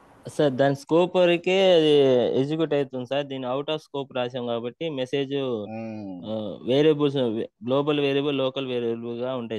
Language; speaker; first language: Telugu; native; Telugu